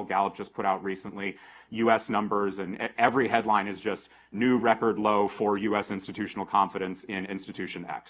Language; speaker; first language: English; native; English